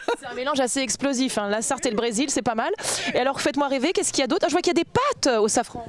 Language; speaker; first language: French; native; French